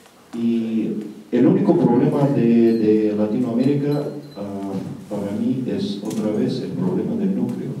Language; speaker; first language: Spanish; non-native, fluent; Russian